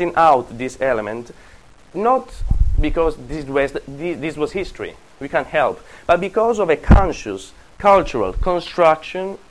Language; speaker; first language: English; non-native, fluent; Italian